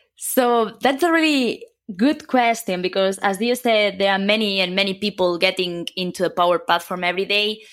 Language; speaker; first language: English; non-native, fluent; Catalan